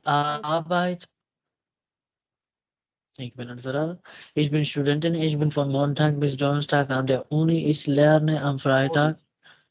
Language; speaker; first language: German; non-native, fluent; Urdu